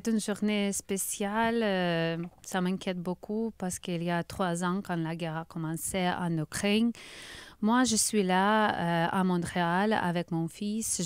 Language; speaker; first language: French; non-native, learner; Ukrainian